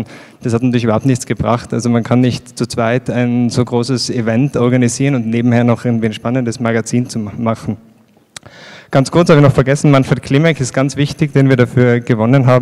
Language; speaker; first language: German; native; German